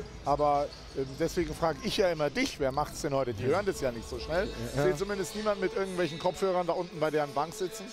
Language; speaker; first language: German; native; German